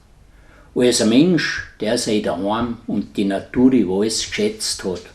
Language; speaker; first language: German; native; German